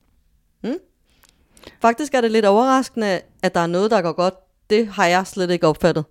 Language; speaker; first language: Danish; native; Danish